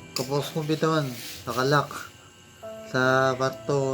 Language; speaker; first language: Filipino; non-native, local second language; Cebuano